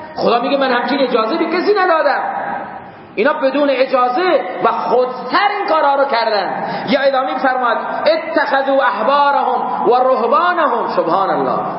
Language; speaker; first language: Persian; non-native, local second language; Baluchi